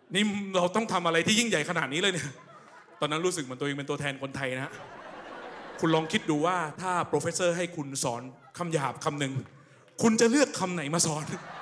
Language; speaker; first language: Thai; native; Thai